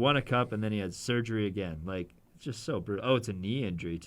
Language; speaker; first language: English; native; English